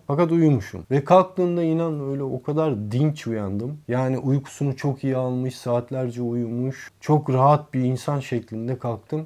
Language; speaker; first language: Turkish; early bilingual, heritage; Turkish